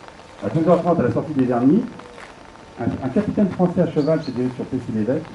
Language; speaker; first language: French; native; French